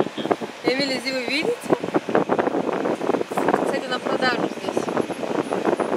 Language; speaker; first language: Russian; native; Russian